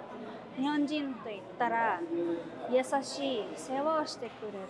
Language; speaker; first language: Japanese; non-native, fluent; Filipino